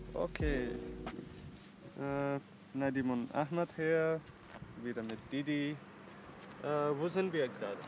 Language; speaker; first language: German; non-native, learner; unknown